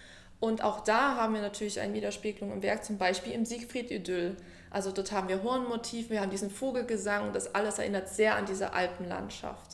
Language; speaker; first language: German; native; German